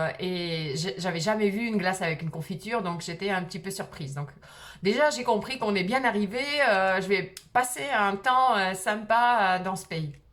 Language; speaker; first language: French; early bilingual, other home language; Russian